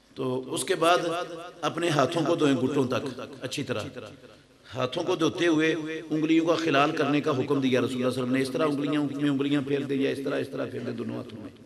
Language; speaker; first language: Urdu; non-native, local second language; Punjabi